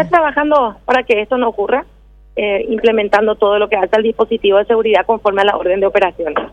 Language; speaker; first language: Spanish; native; Spanish